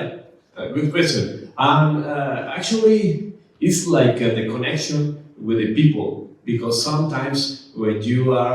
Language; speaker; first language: English; non-native, learner; Spanish